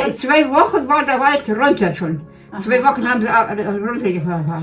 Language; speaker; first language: German; native; German